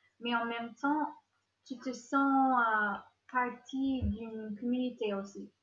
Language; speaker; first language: French; non-native, fluent; English